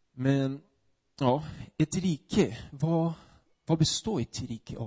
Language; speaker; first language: Swedish; non-native, fluent; Portuguese